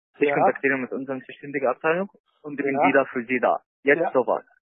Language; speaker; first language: German; non-native, learner; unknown